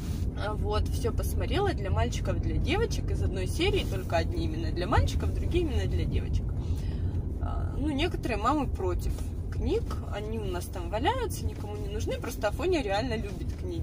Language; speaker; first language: Russian; native; Russian